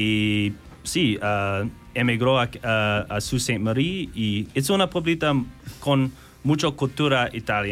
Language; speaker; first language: Spanish; non-native, learner; English